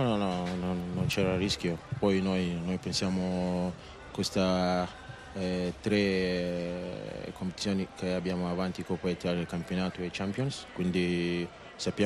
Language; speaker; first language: Italian; non-native, fluent; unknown